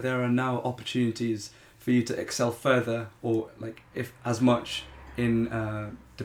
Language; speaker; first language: English; native; English